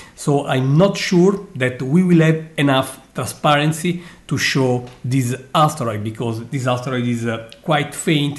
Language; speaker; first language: English; non-native, fluent; Italian